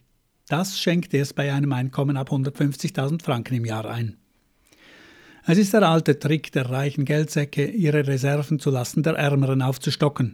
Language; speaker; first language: German; native; German